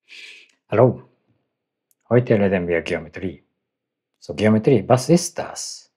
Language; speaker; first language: German; non-native, learner; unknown